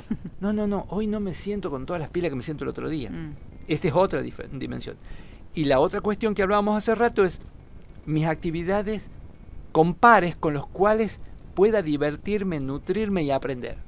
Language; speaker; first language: Spanish; native; Spanish